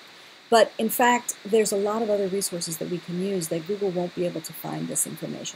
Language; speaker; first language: English; native; English